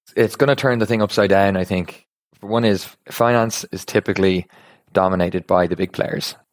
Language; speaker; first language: English; native; English